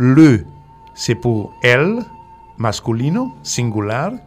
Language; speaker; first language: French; non-native, fluent; Spanish